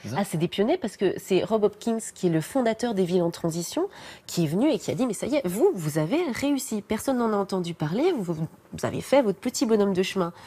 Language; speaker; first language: French; native; French